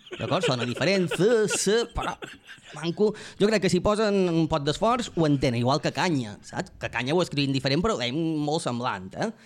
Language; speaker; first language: Catalan; native; Catalan